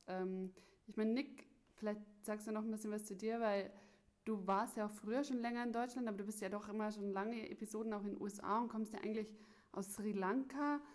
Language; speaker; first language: German; native; German